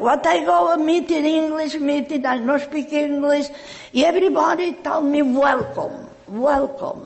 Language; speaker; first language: English; non-native, learner; Catalan